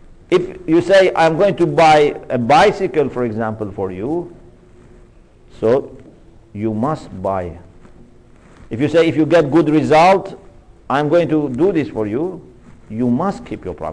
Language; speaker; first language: English; non-native, fluent; Persian